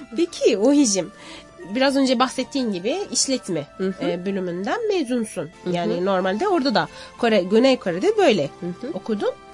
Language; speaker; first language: Turkish; native; Turkish